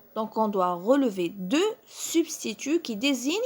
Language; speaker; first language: French; non-native, local second language; Arabic